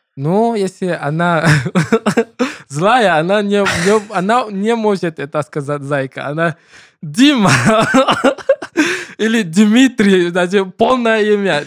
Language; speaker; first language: Russian; non-native, learner; English